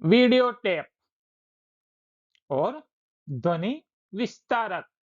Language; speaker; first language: Hindi; non-native, local second language; Gujarati